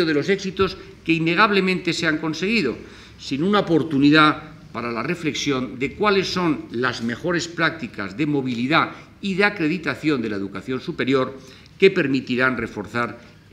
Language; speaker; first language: Spanish; native; Spanish